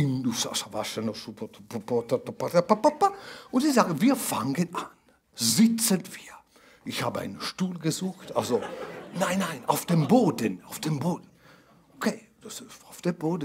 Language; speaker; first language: German; non-native, fluent; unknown